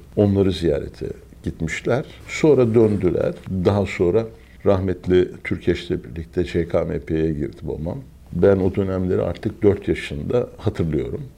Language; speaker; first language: Turkish; native; Turkish